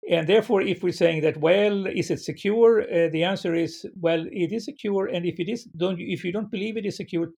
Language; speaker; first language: English; non-native, fluent; Swedish